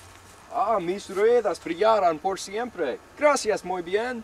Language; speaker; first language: Spanish; non-native, learner; English